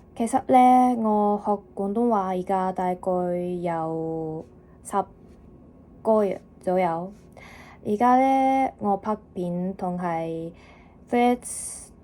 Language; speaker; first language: Cantonese; non-native, learner; Japanese